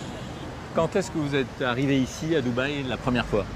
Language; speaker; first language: French; native; French